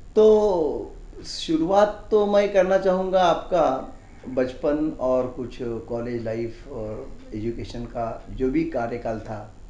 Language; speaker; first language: Hindi; non-native, local second language; Marathi